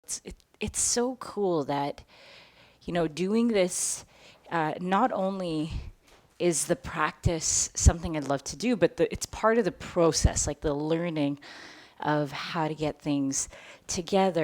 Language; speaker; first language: English; native; English